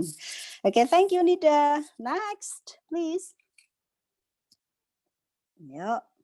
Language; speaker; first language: English; non-native, local second language; Indonesian